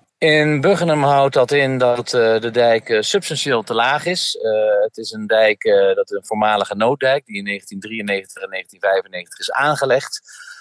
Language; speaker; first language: Dutch; native; Dutch